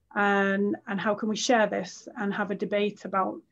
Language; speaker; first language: English; native; English